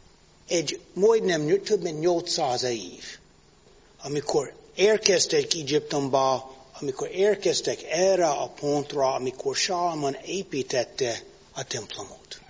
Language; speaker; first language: Hungarian; non-native, learner; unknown